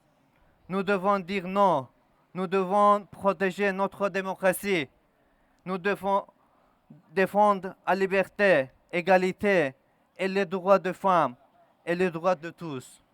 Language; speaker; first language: French; non-native, learner; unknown